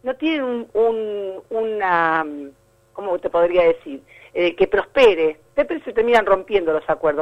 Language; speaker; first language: Spanish; native; Spanish